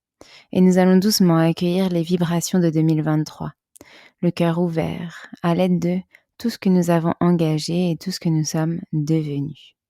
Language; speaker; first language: French; native; French